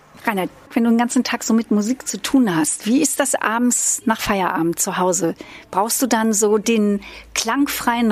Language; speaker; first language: German; native; German